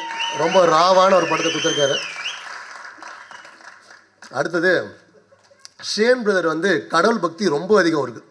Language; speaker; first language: Tamil; native; Tamil